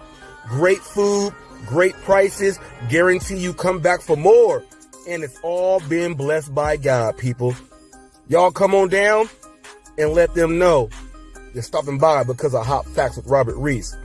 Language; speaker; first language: English; native; English